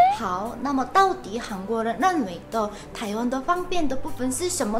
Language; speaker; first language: Chinese; non-native, fluent; Korean